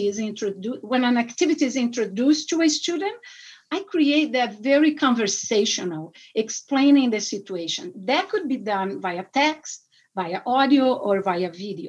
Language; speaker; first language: English; non-native, fluent; Portuguese